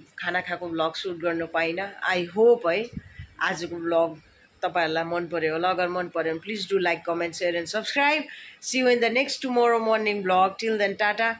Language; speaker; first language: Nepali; native; Nepali